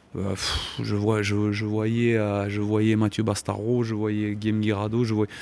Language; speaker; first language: French; native; French